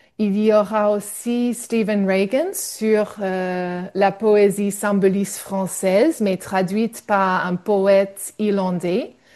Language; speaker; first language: French; non-native, fluent; English